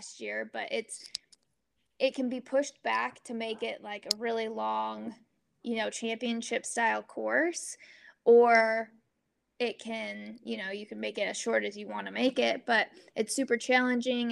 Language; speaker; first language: English; native; English